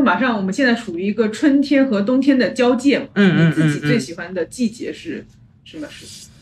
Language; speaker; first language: Chinese; native; Chinese